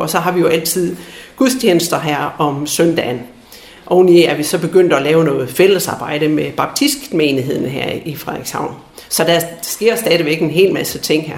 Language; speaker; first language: Danish; native; Danish